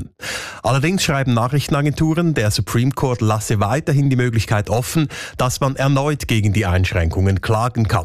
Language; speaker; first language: German; native; German